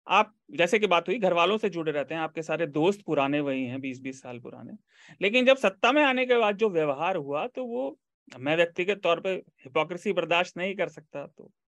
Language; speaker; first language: Hindi; native; Hindi